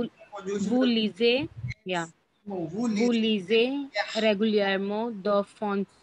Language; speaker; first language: French; non-native, learner; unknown